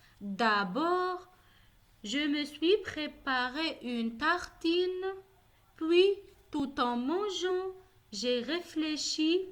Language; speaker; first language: French; non-native, local second language; Arabic